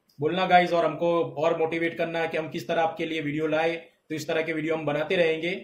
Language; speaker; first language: Hindi; non-native, local second language; Gujarati